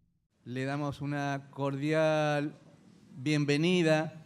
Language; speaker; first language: Spanish; native; Spanish